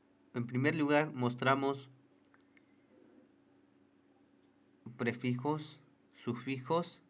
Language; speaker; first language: Spanish; non-native, local second language; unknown